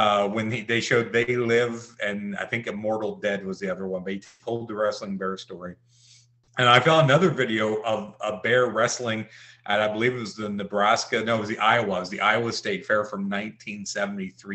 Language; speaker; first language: English; native; English